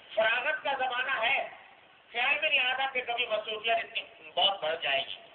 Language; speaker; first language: Urdu; non-native, local second language; Pashto